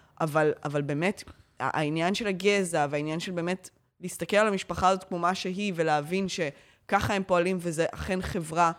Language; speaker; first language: Hebrew; native; Hebrew